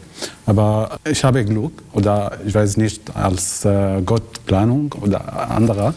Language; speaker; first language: German; non-native, learner; Arabic